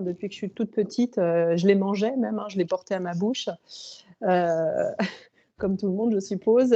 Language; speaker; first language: French; native; French